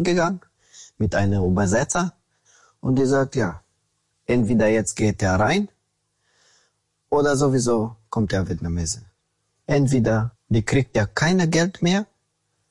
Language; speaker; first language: German; non-native, learner; Romanian